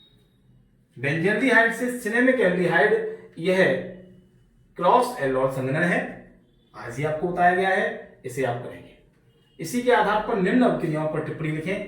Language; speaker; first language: Hindi; native; Hindi